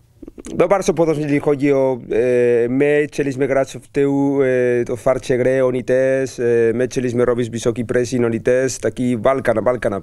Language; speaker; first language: Polish; non-native, learner; Spanish